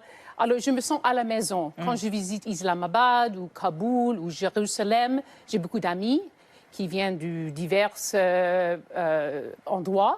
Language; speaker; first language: French; native; French